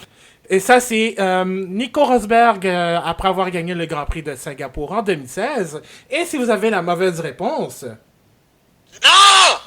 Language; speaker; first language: French; native; French